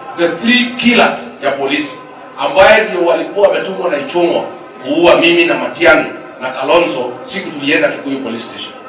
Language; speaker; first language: Swahili; non-native, local second language; Kikuyu